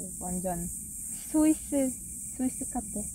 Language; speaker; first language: Korean; non-native, fluent; Russian